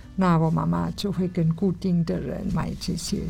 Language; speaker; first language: Chinese; non-native, fluent; German